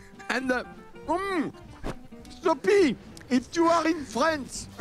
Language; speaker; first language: English; non-native, learner; French